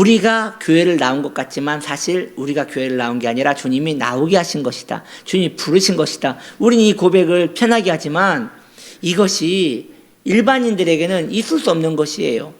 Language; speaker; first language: Korean; native; Korean